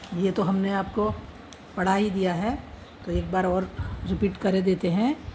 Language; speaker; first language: Hindi; native; Hindi